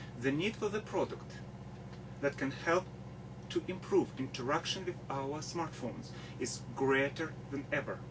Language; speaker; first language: English; non-native, fluent; Russian